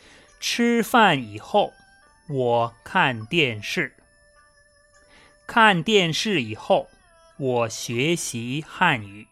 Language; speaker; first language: Chinese; non-native, fluent; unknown